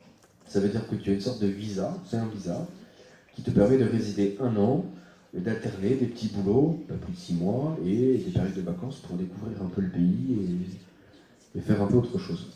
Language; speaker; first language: French; native; French